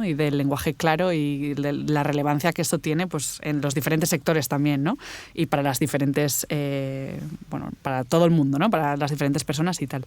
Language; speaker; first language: Spanish; native; Spanish